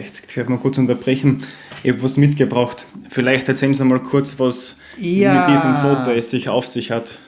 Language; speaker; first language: German; native; German